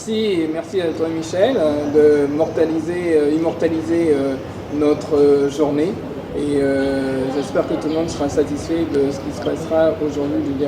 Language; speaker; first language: French; native; French